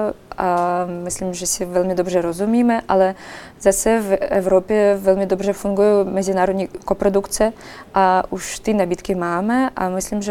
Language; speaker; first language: Czech; non-native, fluent; Russian